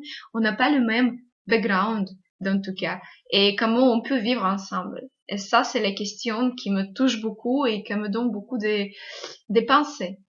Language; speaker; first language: French; non-native, fluent; Russian